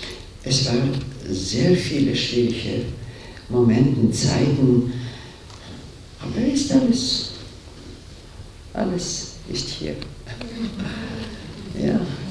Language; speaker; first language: German; non-native, fluent; Georgian